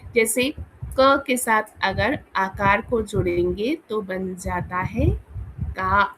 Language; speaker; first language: Hindi; non-native, local second language; Bangla